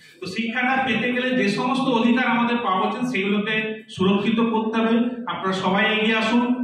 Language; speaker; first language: Bangla; non-native, local second language; Santali